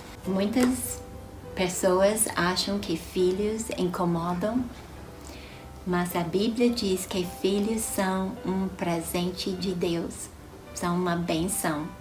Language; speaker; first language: Portuguese; non-native, fluent; English